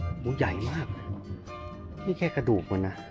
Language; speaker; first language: Thai; native; Thai